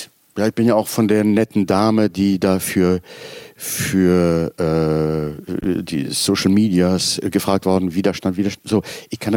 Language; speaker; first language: German; native; German